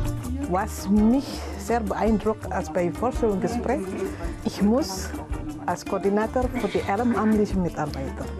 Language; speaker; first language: German; non-native, learner; Indonesian